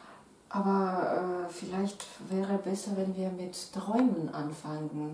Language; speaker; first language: German; non-native, fluent; Russian